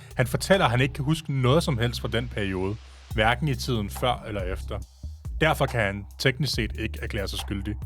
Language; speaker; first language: Danish; native; Danish